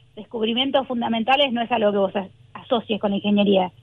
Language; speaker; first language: Spanish; native; Spanish